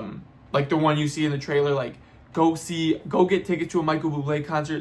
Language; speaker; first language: English; native; English